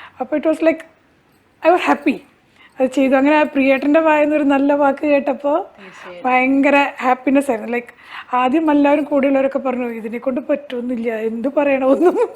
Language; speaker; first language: Malayalam; early bilingual, heritage; Malayalam